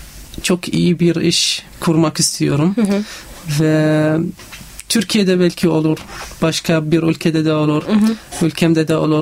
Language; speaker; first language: Turkish; non-native, learner; Arabic